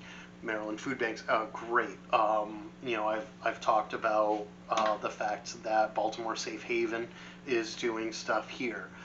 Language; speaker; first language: English; native; English